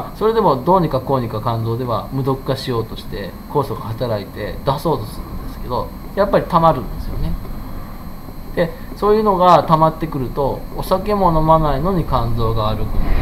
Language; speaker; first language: Japanese; native; Japanese